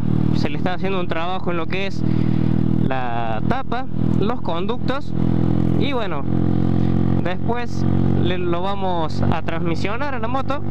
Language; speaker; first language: Spanish; native; Spanish